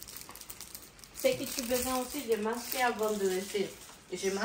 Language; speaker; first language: French; non-native, learner; Japanese